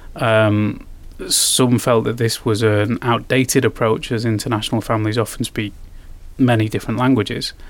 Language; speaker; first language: English; native; English